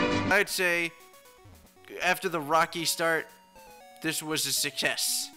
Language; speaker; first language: English; native; English